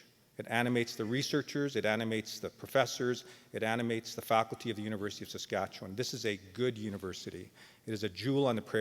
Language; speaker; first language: English; native; English